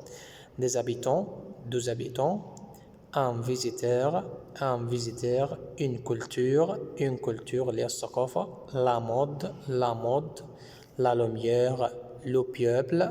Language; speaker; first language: French; non-native, fluent; Arabic